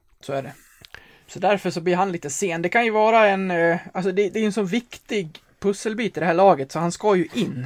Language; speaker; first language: Swedish; native; Swedish